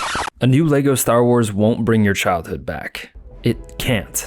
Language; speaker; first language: English; native; English